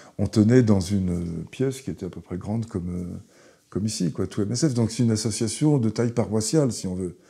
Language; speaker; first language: French; early bilingual, other home language; Hebrew